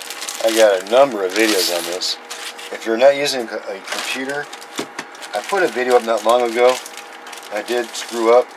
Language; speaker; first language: English; native; English